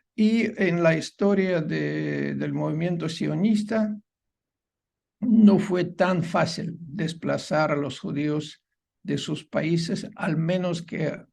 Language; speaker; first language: Spanish; non-native, fluent; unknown